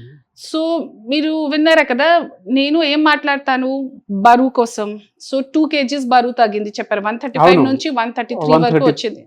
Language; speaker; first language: Telugu; non-native, local second language; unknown